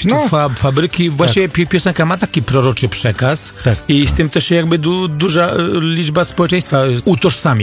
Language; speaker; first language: Polish; native; Polish